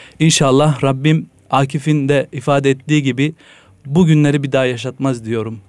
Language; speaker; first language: Turkish; native; Turkish